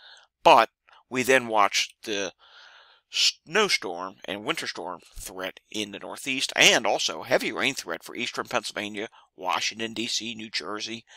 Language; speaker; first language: English; native; English